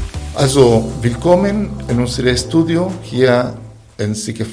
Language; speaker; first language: German; non-native, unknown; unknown